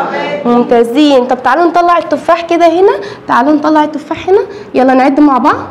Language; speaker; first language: Arabic; native; Arabic